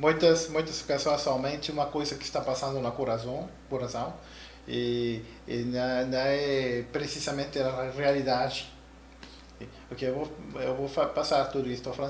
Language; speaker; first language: Portuguese; non-native, learner; Spanish